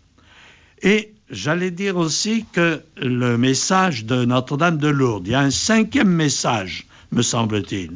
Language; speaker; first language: French; native; French